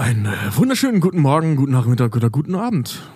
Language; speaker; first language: German; native; German